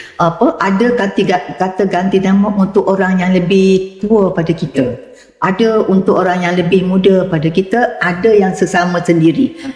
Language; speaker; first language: Malay; native; Malay